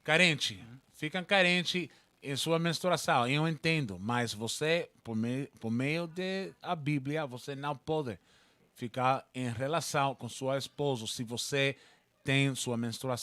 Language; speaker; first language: Portuguese; non-native, learner; Spanish